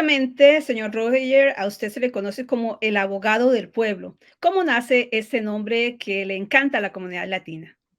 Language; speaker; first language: Spanish; native; Spanish